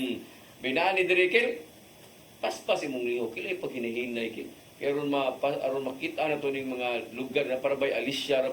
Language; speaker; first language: Cebuano; native; Cebuano